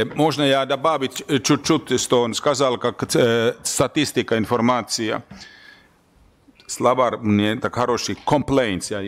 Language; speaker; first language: Russian; non-native, learner; Finnish